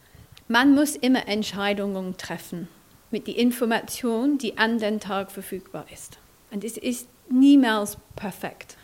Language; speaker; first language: German; non-native, fluent; English